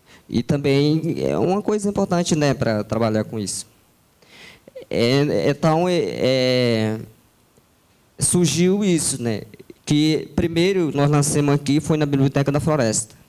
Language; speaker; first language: Portuguese; non-native, local second language; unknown